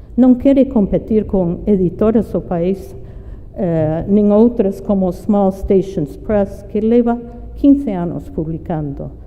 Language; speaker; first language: Galician; non-native, fluent; English